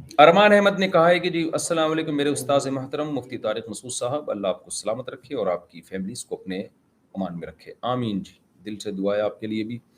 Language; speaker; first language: Urdu; native; Urdu